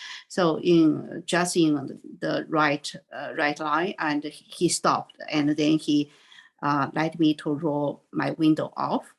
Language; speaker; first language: English; non-native, learner; Chinese